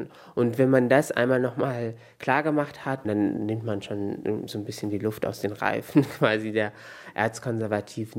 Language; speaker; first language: German; native; German